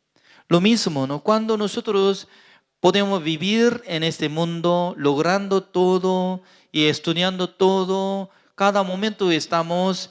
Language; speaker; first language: Spanish; non-native, fluent; Korean